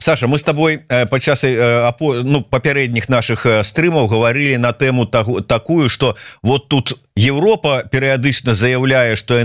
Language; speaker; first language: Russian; non-native, local second language; Belarusian